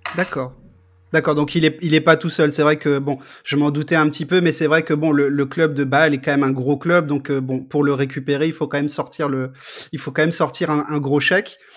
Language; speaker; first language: French; native; French